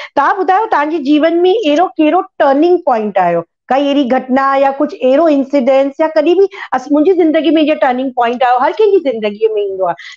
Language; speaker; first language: Sindhi; early bilingual, heritage; Sindhi